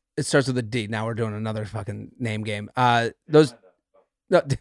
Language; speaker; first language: English; native; English